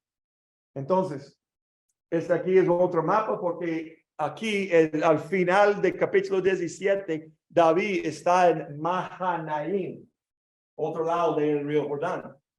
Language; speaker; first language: Spanish; non-native, learner; English